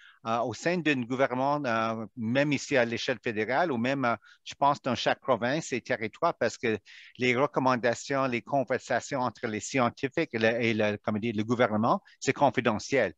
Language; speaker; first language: French; non-native, local second language; English